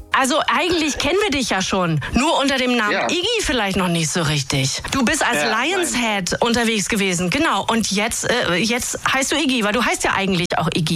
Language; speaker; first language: German; native; German